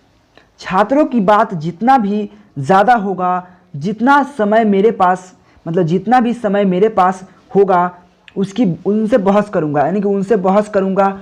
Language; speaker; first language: Hindi; native; Hindi